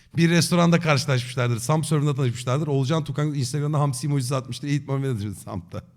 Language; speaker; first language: Turkish; native; Turkish